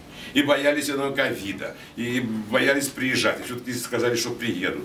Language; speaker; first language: Russian; native; Russian